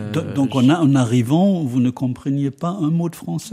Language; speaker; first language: French; native; French